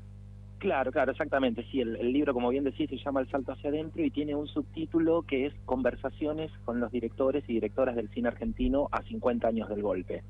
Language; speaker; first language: Spanish; native; Spanish